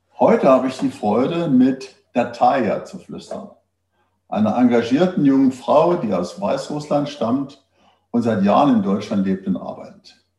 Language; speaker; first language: German; native; German